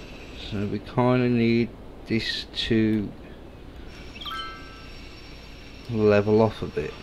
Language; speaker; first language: English; native; English